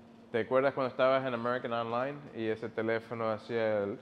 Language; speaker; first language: Spanish; early bilingual, heritage; Spanish